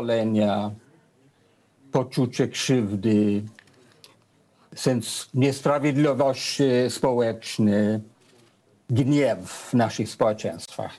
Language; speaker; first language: Polish; non-native, fluent; English